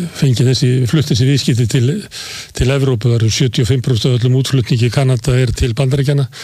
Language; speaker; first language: Icelandic; native; Icelandic